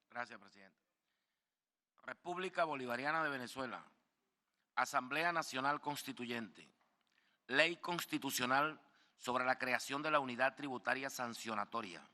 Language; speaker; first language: Spanish; native; Spanish